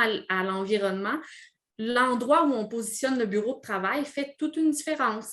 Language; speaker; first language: French; native; French